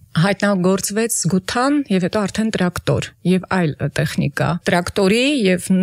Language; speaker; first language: Armenian; native; Armenian